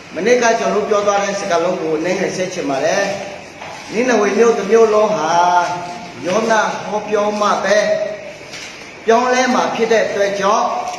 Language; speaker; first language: Burmese; non-native, local second language; Akha